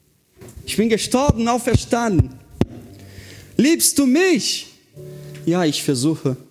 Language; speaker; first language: German; non-native, fluent; Portuguese